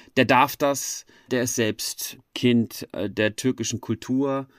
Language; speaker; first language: German; native; German